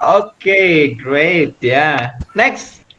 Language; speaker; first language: English; non-native, fluent; Indonesian